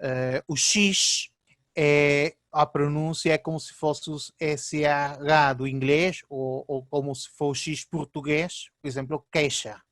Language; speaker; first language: Portuguese; early bilingual, heritage; Portuguese